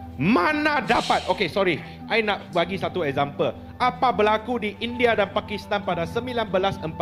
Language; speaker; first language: Malay; non-native, local second language; Chinese